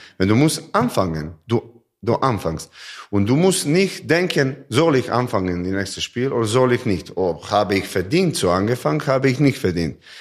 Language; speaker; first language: German; non-native, learner; Serbian